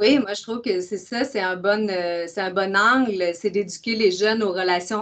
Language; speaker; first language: French; native; French